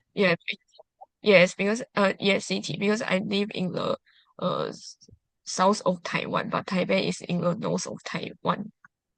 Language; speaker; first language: English; non-native, learner; Chinese